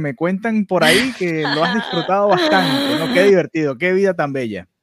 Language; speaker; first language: Spanish; native; Spanish